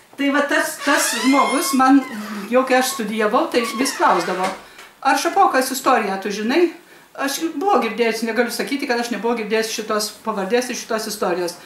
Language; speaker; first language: Lithuanian; native; Lithuanian